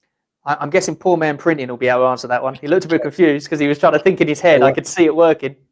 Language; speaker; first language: English; native; English